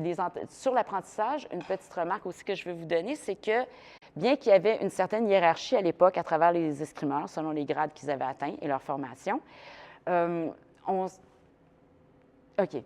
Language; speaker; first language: French; native; French